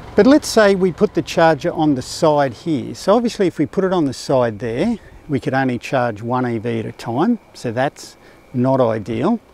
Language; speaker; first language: English; native; English